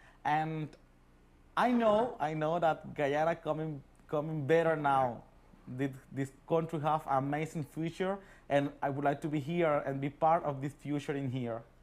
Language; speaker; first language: English; non-native, learner; Spanish